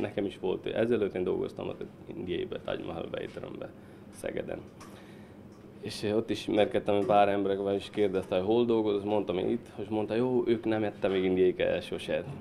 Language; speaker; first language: Hungarian; non-native, learner; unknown